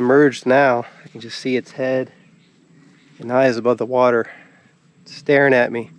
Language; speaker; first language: English; native; English